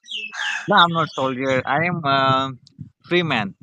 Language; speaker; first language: English; non-native, fluent; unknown